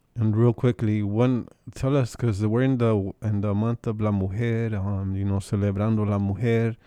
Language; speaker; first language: English; early bilingual, other home language; Spanish